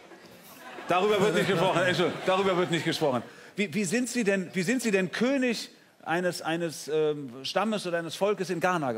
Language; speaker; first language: German; native; German